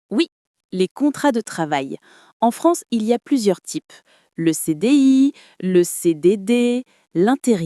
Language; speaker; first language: French; non-native, fluent; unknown